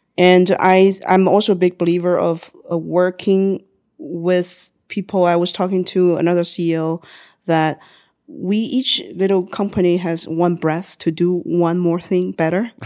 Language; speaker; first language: English; non-native, fluent; Chinese